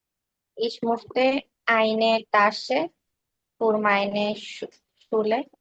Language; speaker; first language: German; non-native, learner; Bangla